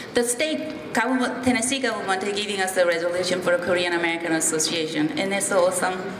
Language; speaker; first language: English; non-native, fluent; Korean